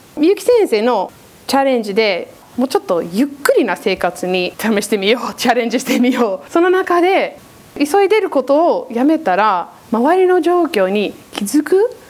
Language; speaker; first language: Japanese; non-native, fluent; English